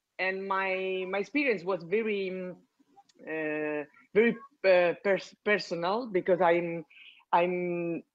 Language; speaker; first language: English; non-native, learner; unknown